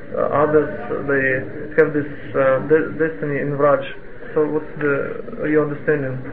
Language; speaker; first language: English; non-native, fluent; Russian